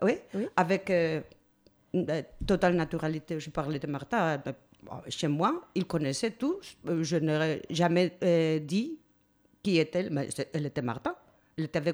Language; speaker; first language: French; non-native, learner; Spanish